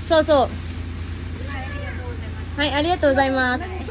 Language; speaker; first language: Japanese; non-native, fluent; Thai